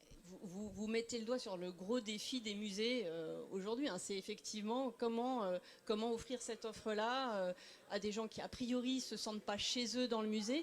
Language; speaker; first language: French; native; French